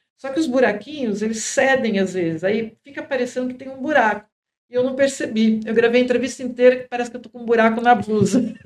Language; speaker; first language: Portuguese; native; Portuguese